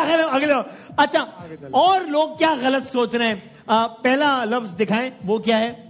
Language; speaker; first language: Urdu; native; Urdu